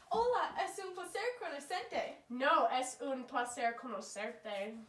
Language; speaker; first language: Spanish; non-native, learner; English